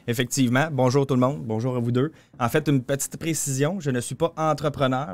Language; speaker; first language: French; native; French